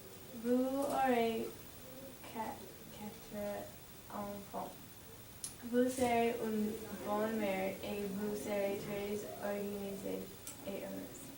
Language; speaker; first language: French; non-native, learner; English